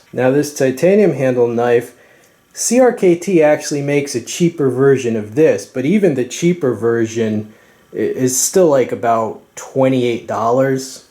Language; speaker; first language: English; native; English